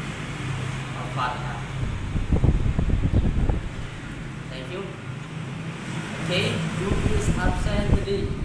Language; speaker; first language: English; non-native, learner; Indonesian